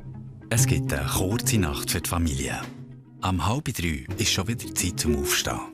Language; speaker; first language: German; native; German